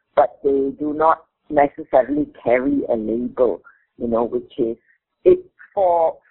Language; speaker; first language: English; non-native, local second language; Min Nan Chinese